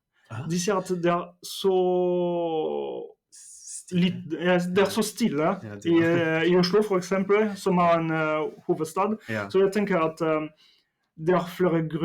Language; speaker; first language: Norwegian; non-native, fluent; French